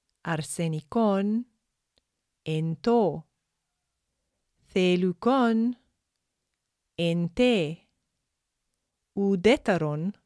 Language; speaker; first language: Greek; non-native, fluent; English